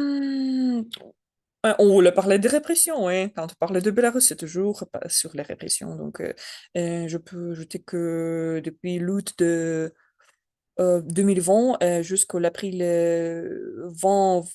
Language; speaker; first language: French; non-native, learner; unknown